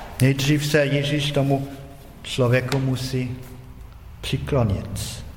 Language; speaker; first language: Czech; non-native, fluent; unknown